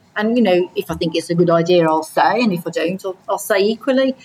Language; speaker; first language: English; native; English